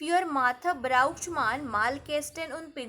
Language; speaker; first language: German; non-native, fluent; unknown